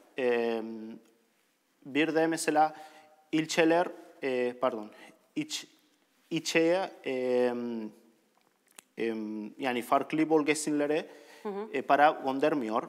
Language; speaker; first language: Turkish; non-native, learner; Spanish